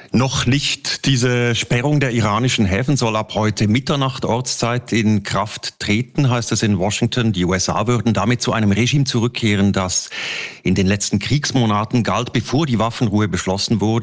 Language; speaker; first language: German; native; German